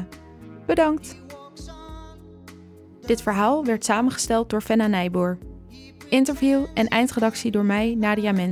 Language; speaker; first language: Dutch; native; Dutch